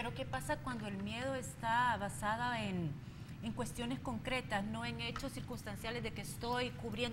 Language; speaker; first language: Spanish; native; Spanish